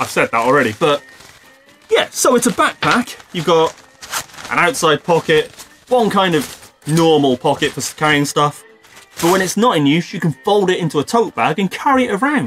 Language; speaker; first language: English; native; English